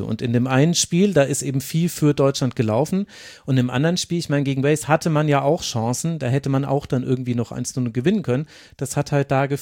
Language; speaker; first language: German; native; German